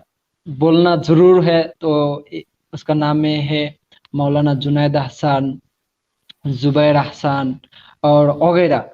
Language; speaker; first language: Hindi; non-native, learner; Bangla